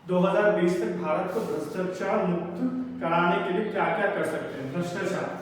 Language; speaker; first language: Hindi; non-native, local second language; Telugu